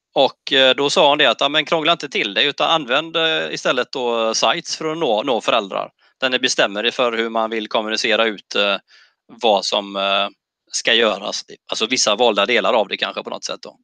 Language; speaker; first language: Swedish; native; Swedish